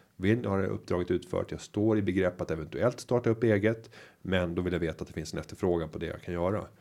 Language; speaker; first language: Swedish; native; Swedish